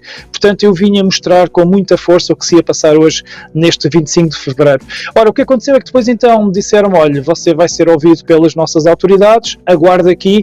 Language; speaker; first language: Portuguese; native; Portuguese